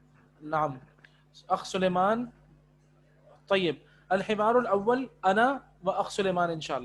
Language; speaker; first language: Arabic; non-native, fluent; Urdu